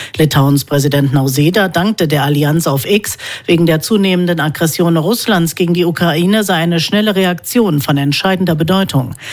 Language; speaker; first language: German; native; German